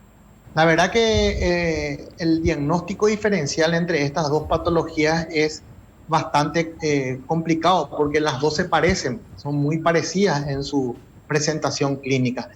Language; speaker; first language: Spanish; native; Spanish